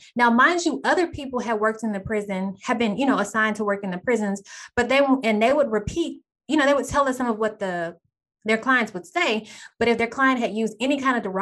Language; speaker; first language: English; native; English